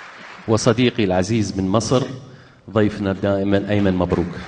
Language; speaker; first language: Arabic; native; Arabic